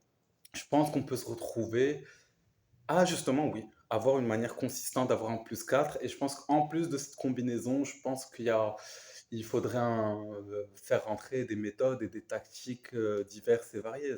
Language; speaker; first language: French; native; French